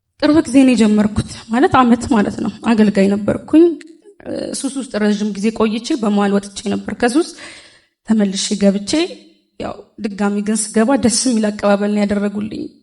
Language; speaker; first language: Amharic; native; Amharic